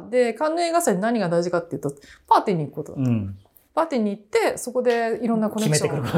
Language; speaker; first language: Japanese; native; Japanese